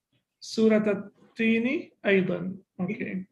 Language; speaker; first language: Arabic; non-native, fluent; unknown